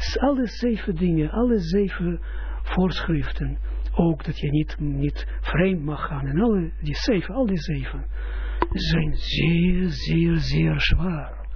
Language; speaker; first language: Dutch; non-native, fluent; Russian